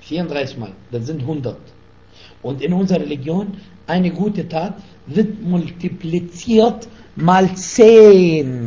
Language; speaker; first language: German; non-native, fluent; Arabic